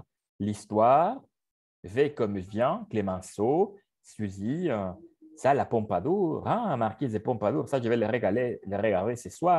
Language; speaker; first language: French; non-native, fluent; Spanish